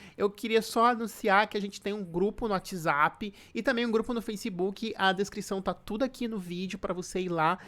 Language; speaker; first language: Portuguese; native; Portuguese